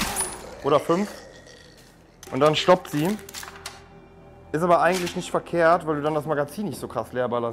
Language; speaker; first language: German; native; German